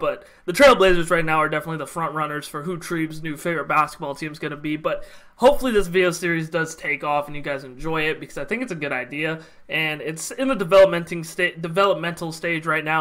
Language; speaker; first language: English; native; English